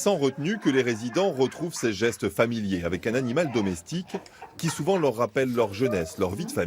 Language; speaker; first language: French; native; French